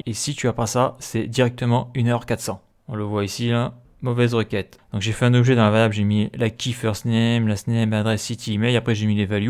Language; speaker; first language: French; native; French